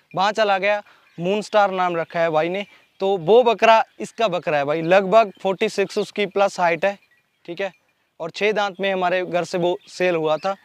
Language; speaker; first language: Hindi; non-native, local second language; Punjabi